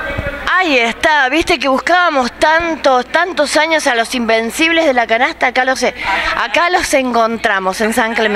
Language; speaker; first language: Spanish; native; Spanish